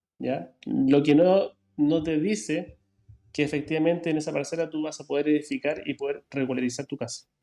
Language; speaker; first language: Spanish; native; Spanish